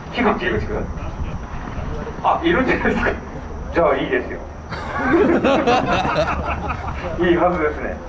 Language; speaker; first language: Japanese; native; Japanese